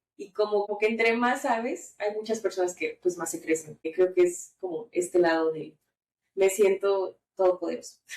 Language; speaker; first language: Spanish; native; Spanish